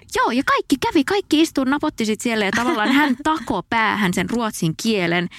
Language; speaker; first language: Finnish; native; Finnish